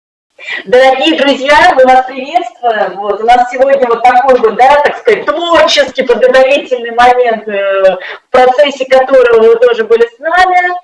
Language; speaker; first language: Russian; native; Russian